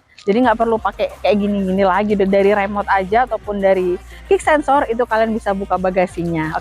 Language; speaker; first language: Indonesian; native; Indonesian